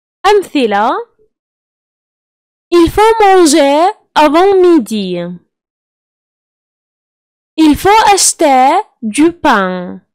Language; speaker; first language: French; non-native, fluent; Arabic